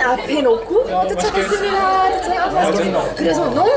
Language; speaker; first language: Korean; non-native, learner; Arabic